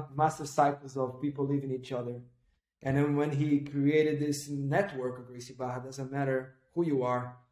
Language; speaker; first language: English; non-native, fluent; Portuguese